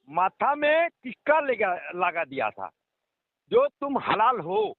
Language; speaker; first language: Hindi; non-native, local second language; Bangla